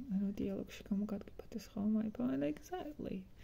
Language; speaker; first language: English; non-native, fluent; Georgian